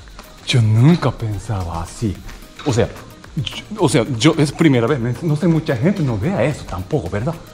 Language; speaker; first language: Spanish; non-native, learner; Japanese